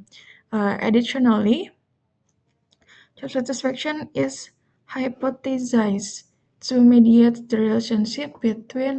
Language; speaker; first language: English; non-native, learner; Indonesian